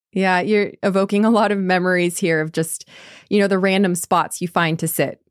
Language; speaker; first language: English; native; English